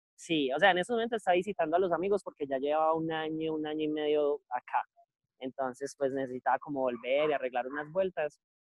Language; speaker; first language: Spanish; native; Spanish